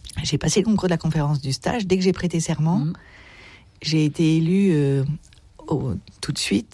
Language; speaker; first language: French; native; French